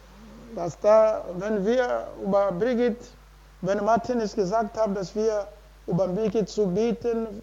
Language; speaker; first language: German; non-native, learner; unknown